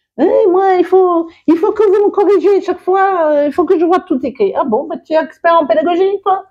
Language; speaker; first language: French; non-native, fluent; English